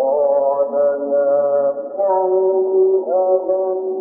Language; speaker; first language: Arabic; native; Arabic